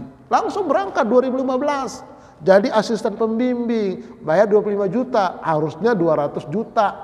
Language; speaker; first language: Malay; non-native, local second language; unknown